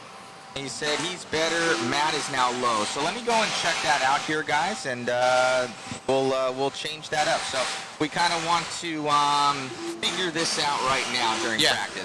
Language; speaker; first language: English; native; English